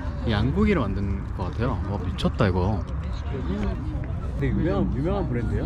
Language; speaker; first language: Korean; native; Korean